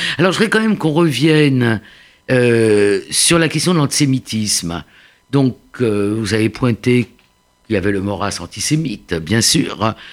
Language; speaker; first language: French; native; French